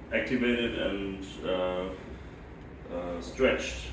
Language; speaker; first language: English; non-native, fluent; German